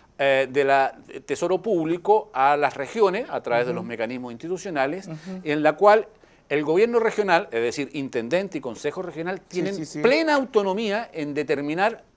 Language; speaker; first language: Spanish; native; Spanish